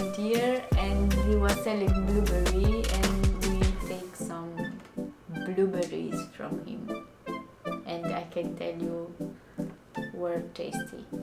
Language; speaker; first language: English; non-native, learner; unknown